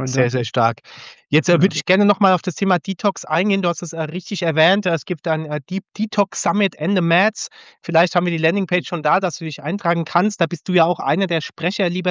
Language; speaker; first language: German; native; German